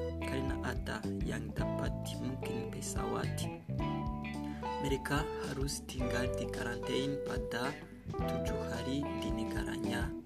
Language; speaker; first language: Indonesian; non-native, learner; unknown